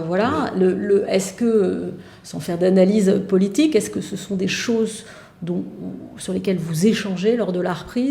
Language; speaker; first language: French; native; French